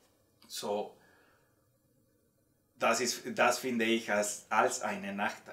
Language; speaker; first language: German; non-native, learner; Spanish